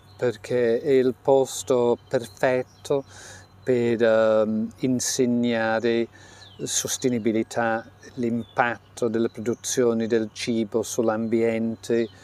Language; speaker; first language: Italian; non-native, fluent; English